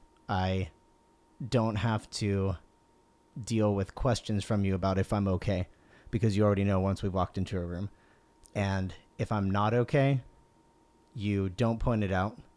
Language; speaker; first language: English; native; English